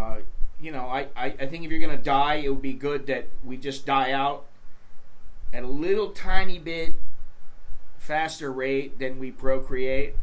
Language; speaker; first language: English; native; English